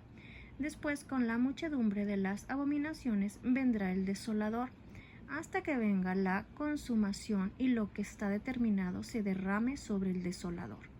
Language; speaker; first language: Spanish; native; Spanish